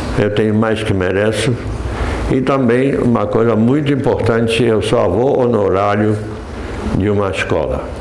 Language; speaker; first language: Portuguese; non-native, fluent; Polish